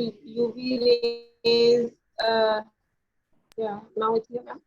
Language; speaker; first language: English; non-native, learner; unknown